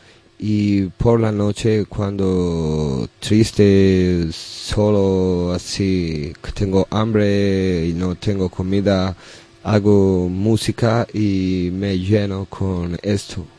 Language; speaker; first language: Spanish; non-native, learner; English